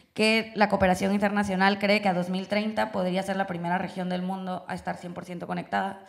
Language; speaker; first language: Spanish; native; Spanish